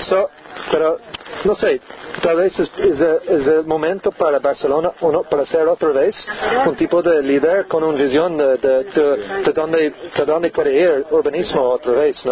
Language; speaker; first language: Spanish; non-native, learner; English